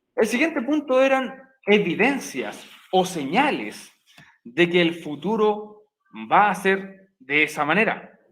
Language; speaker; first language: Spanish; native; Spanish